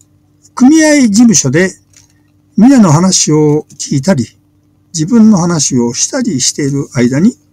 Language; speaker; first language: Japanese; native; Japanese